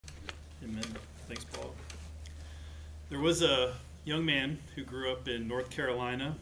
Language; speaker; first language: English; native; English